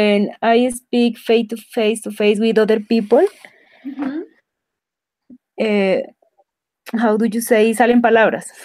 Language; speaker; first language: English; non-native, learner; Spanish